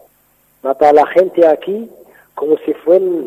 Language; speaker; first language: Spanish; non-native, fluent; Arabic